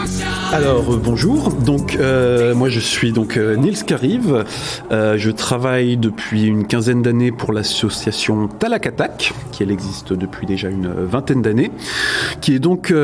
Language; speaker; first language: French; native; French